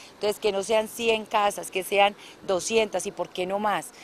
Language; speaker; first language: Spanish; native; Spanish